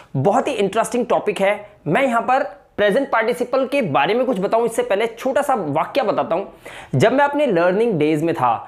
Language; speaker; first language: Hindi; native; Hindi